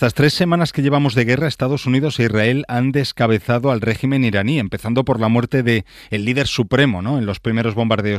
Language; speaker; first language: Spanish; native; Spanish